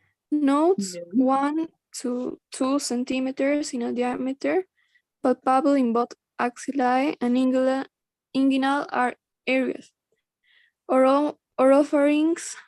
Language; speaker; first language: English; non-native, learner; Spanish